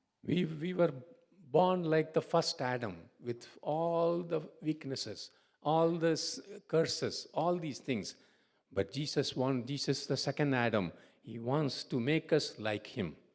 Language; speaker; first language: English; non-native, local second language; Tamil